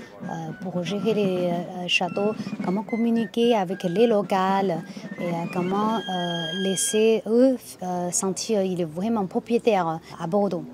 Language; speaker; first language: French; non-native, fluent; Chinese